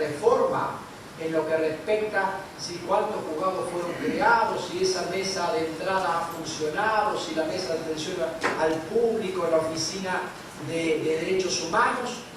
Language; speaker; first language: Spanish; native; Spanish